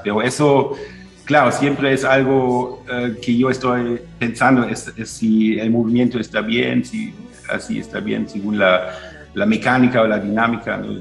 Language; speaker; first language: Spanish; non-native, fluent; German